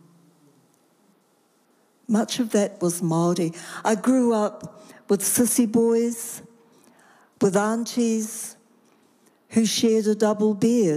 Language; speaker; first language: English; native; English